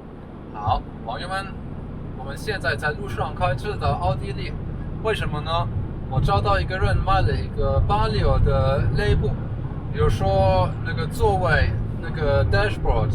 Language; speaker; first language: Chinese; non-native, learner; German